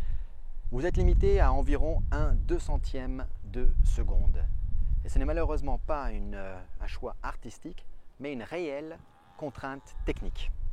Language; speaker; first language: French; native; French